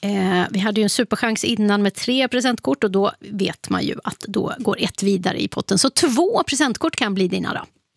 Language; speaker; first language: Swedish; native; Swedish